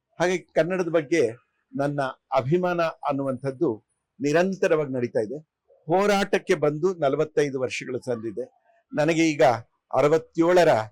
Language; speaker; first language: Kannada; native; Kannada